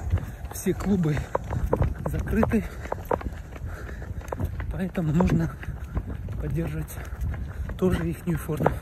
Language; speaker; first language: Russian; non-native, local second language; Kyrgyz